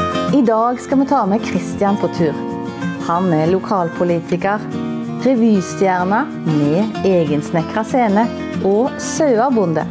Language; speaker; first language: Norwegian; native; Norwegian